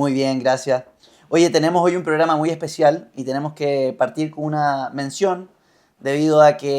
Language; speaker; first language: Spanish; native; Spanish